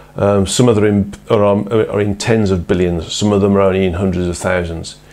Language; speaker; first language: English; native; English